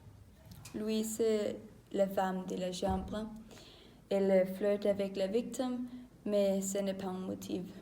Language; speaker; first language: French; non-native, learner; Danish